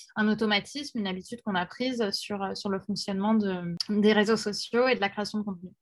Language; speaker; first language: French; native; French